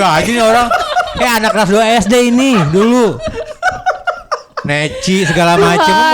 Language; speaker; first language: Indonesian; native; Indonesian